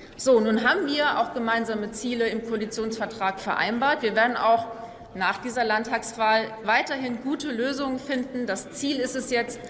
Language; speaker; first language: German; native; German